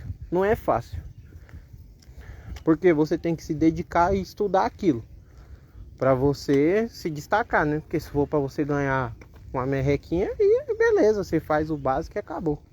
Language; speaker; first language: Portuguese; native; Portuguese